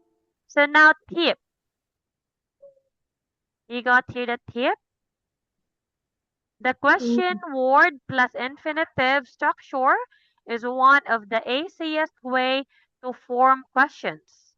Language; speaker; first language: English; non-native, fluent; Cebuano